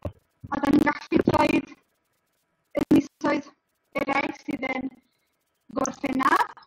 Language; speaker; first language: Welsh; non-native, learner; Spanish